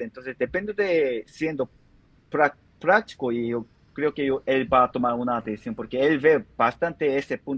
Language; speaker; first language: Spanish; non-native, fluent; Korean